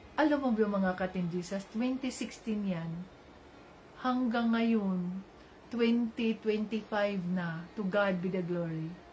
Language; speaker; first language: Filipino; native; Filipino